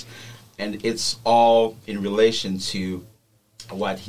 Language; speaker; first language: English; non-native, fluent; Haitian Creole